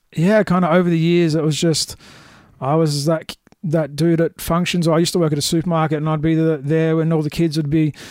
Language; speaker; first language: English; native; English